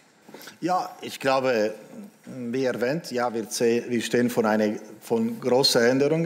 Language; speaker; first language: German; non-native, local second language; Italian